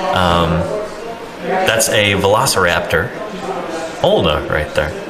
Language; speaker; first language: English; native; English